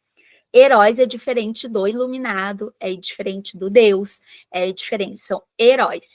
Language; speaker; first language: Portuguese; native; Portuguese